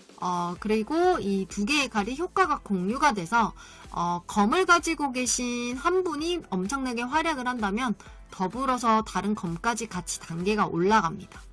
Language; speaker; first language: Korean; native; Korean